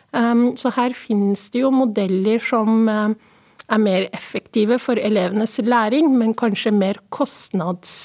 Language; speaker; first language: Norwegian; early bilingual, other home language; Somali